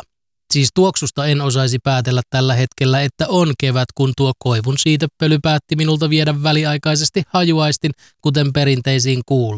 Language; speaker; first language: Finnish; native; Finnish